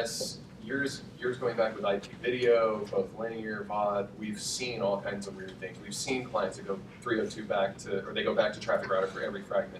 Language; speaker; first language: English; native; English